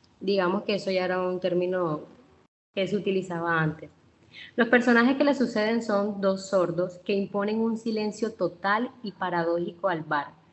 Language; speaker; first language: Spanish; non-native, local second language; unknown